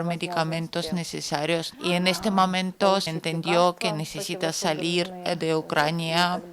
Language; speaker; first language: Spanish; non-native, fluent; Ukrainian